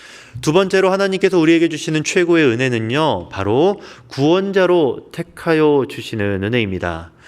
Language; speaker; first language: Korean; native; Korean